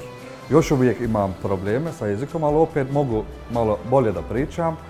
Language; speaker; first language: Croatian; non-native, fluent; Turkish